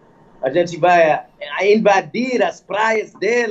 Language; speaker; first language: Portuguese; non-native, fluent; English